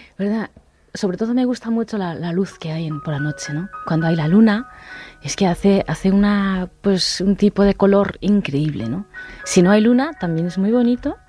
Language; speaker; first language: Spanish; non-native, fluent; Japanese